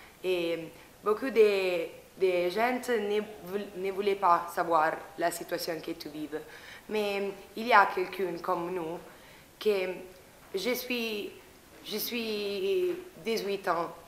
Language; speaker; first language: French; non-native, learner; Spanish